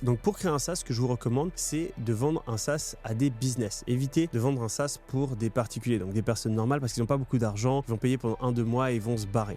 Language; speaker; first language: French; native; French